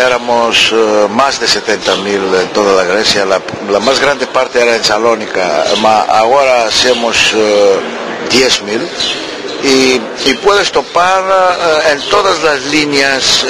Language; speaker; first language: Spanish; early bilingual, heritage; Ladino